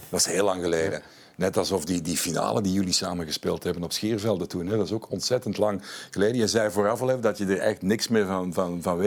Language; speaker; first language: Dutch; native; Dutch